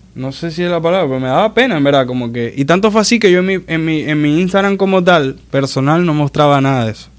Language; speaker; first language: Spanish; native; Spanish